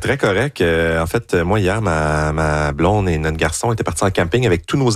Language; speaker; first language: French; native; French